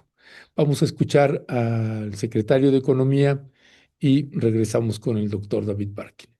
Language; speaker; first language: Spanish; native; Spanish